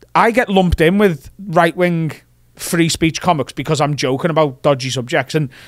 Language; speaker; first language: English; native; English